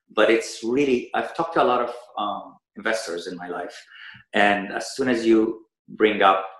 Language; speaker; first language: English; early bilingual, other home language; Persian